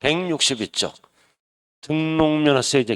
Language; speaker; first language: Korean; native; Korean